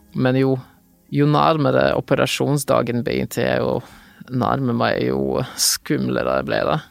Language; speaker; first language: Norwegian; non-native, fluent; Polish